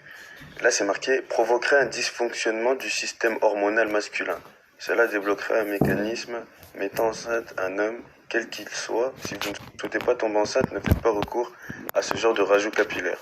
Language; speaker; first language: French; native; French